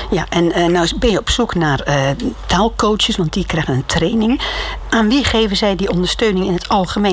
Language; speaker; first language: Dutch; native; Dutch